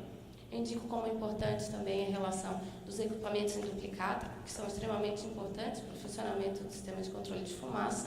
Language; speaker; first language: Portuguese; native; Portuguese